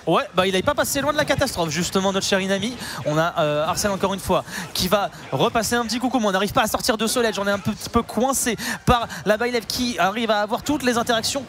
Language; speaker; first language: French; native; French